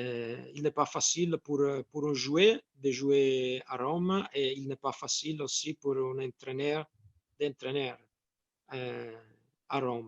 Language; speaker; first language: French; non-native, fluent; Italian